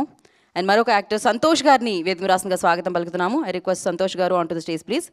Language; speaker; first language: Telugu; native; Telugu